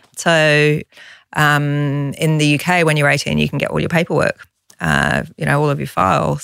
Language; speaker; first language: English; native; English